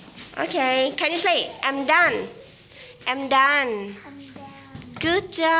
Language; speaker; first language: English; non-native, fluent; Thai